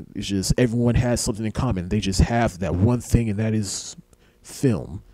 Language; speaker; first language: English; native; English